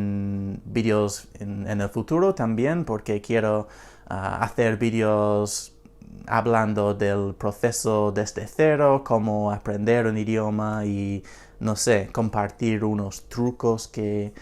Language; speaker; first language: Spanish; non-native, fluent; English